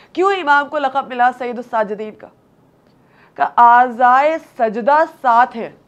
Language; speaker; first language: Hindi; native; Hindi